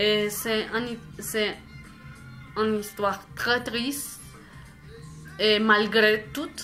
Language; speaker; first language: French; non-native, fluent; Spanish